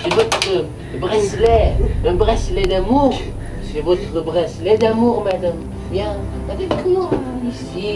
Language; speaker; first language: French; non-native, learner; English